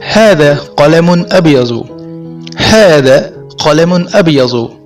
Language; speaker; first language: Arabic; non-native, fluent; Urdu